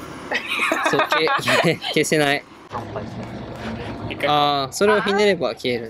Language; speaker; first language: Japanese; native; Japanese